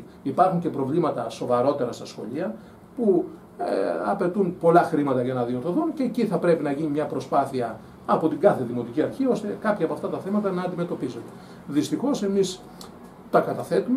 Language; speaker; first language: Greek; native; Greek